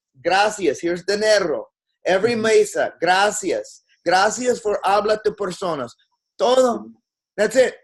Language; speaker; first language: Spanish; non-native, learner; English